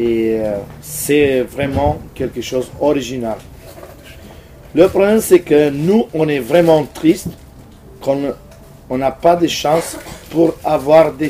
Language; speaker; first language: French; non-native, fluent; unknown